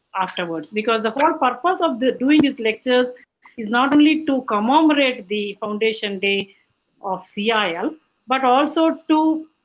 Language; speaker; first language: English; non-native, local second language; Tamil